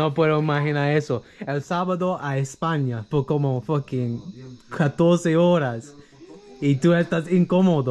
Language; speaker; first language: Spanish; non-native, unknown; English